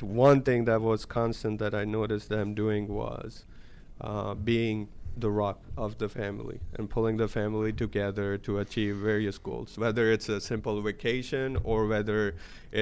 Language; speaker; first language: English; non-native, local second language; Gujarati